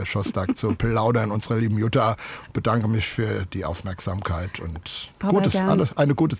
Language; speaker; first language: German; native; German